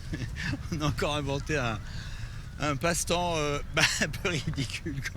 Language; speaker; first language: French; native; French